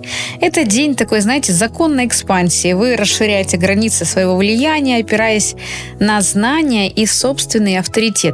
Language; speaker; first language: Russian; native; Russian